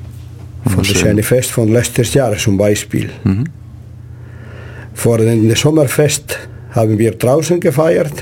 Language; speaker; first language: German; non-native, learner; Spanish